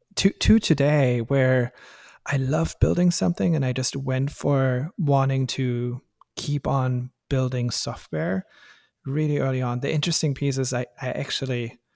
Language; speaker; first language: English; non-native, fluent; German